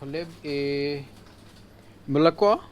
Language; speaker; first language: Russian; non-native, learner; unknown